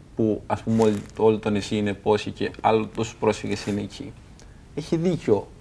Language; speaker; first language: Greek; non-native, fluent; Kurdish